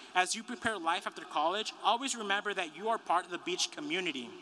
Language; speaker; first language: English; early bilingual, other home language; Spanish